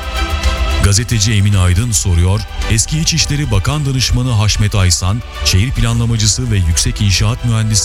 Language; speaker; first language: Turkish; native; Turkish